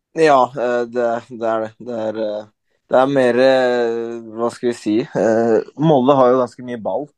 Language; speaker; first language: Norwegian; early bilingual, other home language; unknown